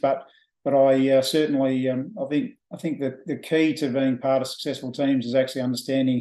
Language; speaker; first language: English; native; English